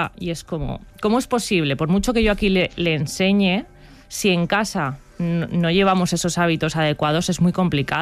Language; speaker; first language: Spanish; native; Spanish